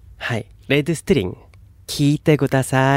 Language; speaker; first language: Japanese; non-native, learner; Korean